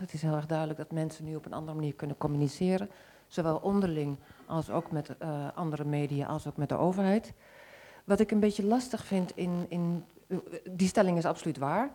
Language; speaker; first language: Dutch; native; Dutch